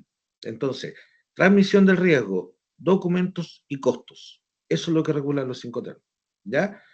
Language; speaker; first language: Spanish; native; Spanish